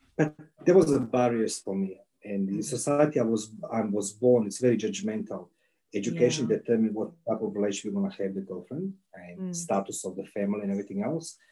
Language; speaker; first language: English; non-native, learner; Croatian